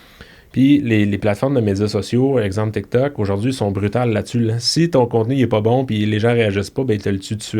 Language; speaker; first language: French; native; French